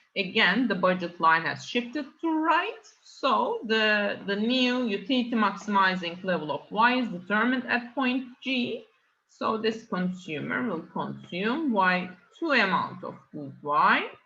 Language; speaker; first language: English; non-native, fluent; Turkish